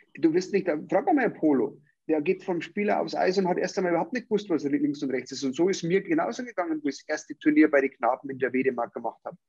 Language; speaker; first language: German; native; German